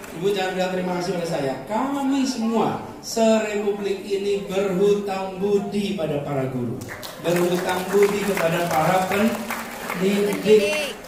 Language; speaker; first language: Indonesian; native; Indonesian